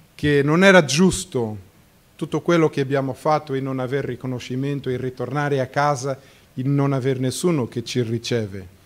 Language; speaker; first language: Italian; non-native, fluent; Portuguese